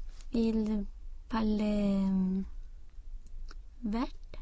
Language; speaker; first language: French; non-native, learner; Spanish